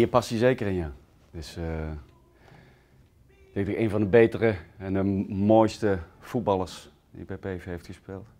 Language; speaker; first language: Dutch; native; Dutch